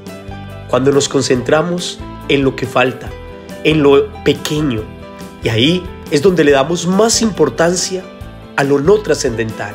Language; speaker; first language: Spanish; native; Spanish